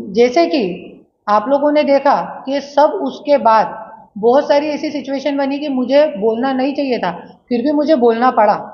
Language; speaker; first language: Hindi; non-native, local second language; Marathi